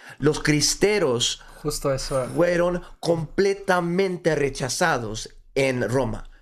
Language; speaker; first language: Spanish; early bilingual, heritage; Spanish